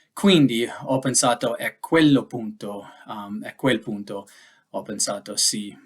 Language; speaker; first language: Italian; non-native, learner; English